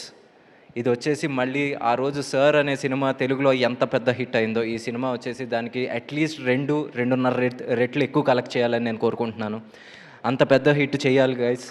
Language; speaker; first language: Telugu; native; Telugu